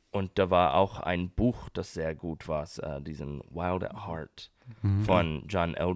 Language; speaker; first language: German; non-native, learner; English